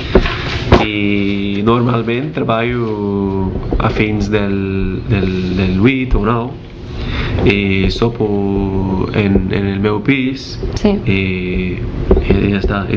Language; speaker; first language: Catalan; non-native, learner; Arabic